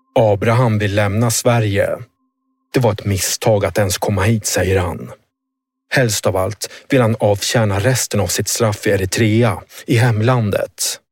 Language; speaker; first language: Swedish; native; Swedish